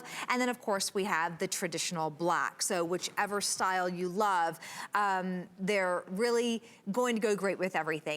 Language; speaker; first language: English; native; English